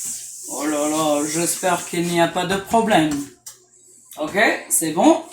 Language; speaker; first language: French; non-native, fluent; English